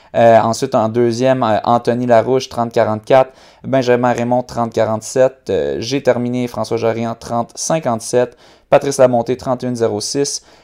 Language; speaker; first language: French; native; French